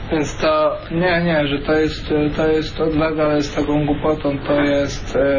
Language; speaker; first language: Polish; native; Polish